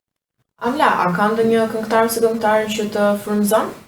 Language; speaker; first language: Albanian; native; Albanian